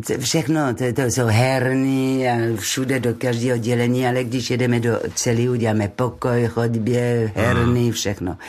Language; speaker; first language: Czech; non-native, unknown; French